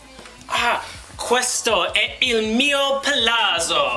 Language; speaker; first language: Italian; non-native, learner; English